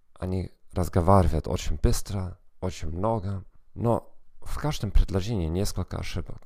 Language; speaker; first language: Russian; non-native, fluent; German